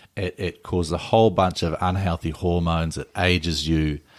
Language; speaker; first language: English; native; English